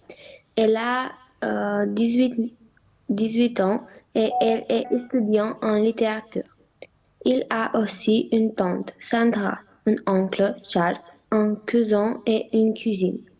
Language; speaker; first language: French; non-native, learner; Romanian